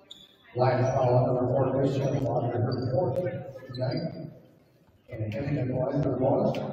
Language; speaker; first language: English; native; English